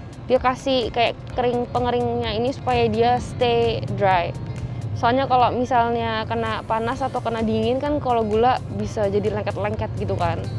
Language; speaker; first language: Indonesian; early bilingual, heritage; Indonesian